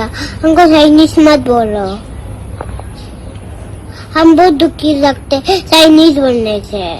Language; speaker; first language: Hindi; non-native, local second language; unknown